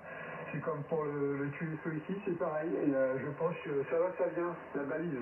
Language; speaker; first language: French; native; French